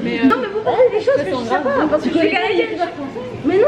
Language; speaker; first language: French; non-native, local second language; English